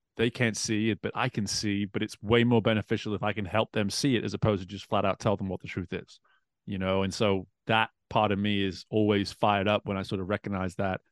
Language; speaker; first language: English; native; English